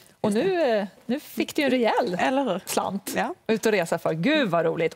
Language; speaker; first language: Swedish; native; Swedish